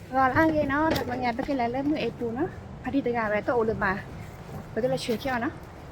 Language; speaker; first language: Thai; non-native, local second language; Karen languages